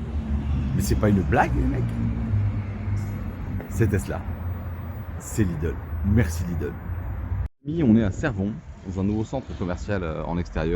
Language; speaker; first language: French; native; French